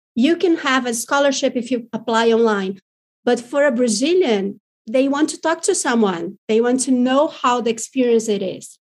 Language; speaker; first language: English; non-native, fluent; Portuguese